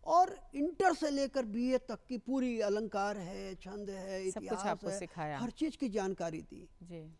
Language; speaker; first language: Hindi; native; Hindi